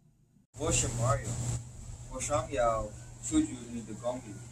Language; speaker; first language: Chinese; non-native, learner; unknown